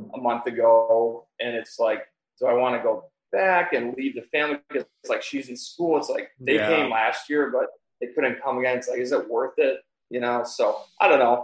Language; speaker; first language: English; native; English